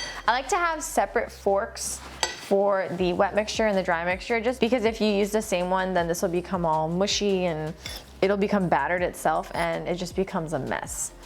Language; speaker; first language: English; native; English